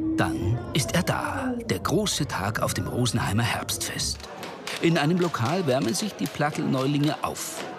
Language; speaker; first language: German; native; German